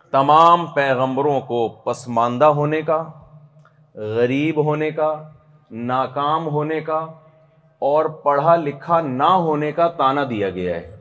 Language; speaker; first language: Urdu; native; Urdu